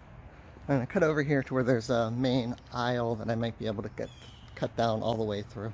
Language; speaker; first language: English; native; English